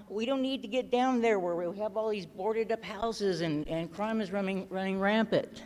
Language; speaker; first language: English; native; English